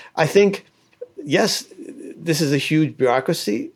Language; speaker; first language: English; early bilingual, other home language; Spanish